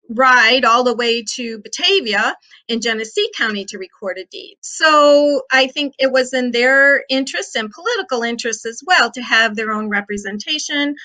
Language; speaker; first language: English; native; English